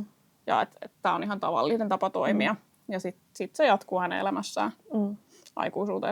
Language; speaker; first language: Finnish; native; Finnish